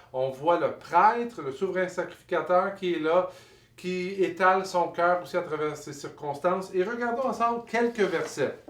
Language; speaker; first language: French; native; French